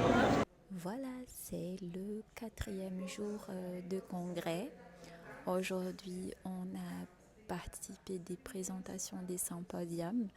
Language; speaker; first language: French; non-native, fluent; Portuguese